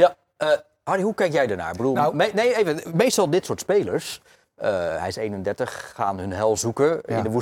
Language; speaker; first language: Dutch; native; Dutch